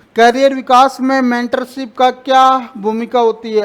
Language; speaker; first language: Hindi; native; Hindi